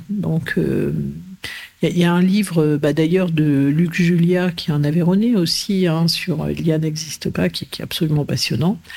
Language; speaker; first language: French; native; French